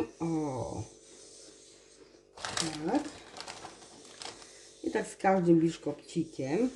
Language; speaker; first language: Polish; native; Polish